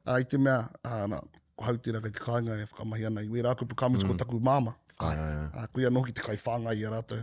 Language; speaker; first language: Māori; native; Māori